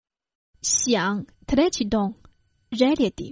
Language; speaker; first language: Croatian; non-native, fluent; Chinese